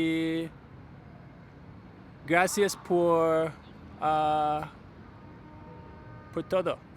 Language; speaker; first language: Spanish; non-native, learner; English